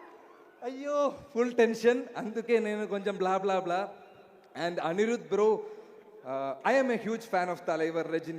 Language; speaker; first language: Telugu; non-native, learner; Malayalam